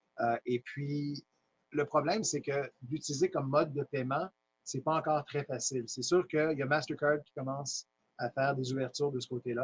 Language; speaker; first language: French; native; French